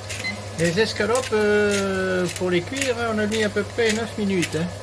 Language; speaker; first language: French; native; French